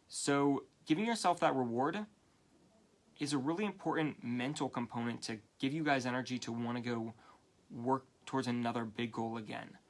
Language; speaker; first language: English; native; English